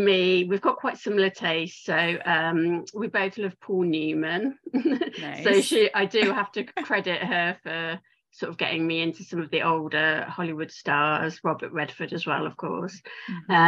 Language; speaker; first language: English; native; English